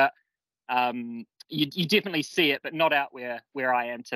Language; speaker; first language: English; native; English